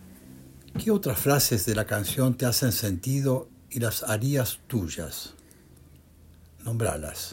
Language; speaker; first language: Spanish; native; Spanish